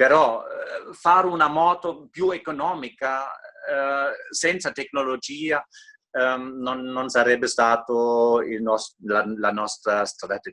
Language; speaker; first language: Italian; non-native, fluent; German